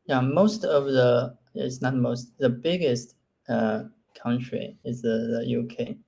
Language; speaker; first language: English; non-native, learner; Chinese